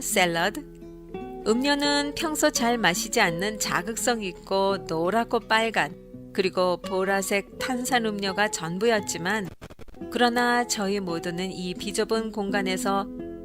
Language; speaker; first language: Korean; native; Korean